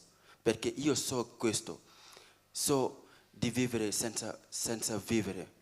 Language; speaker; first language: Italian; non-native, learner; Wolof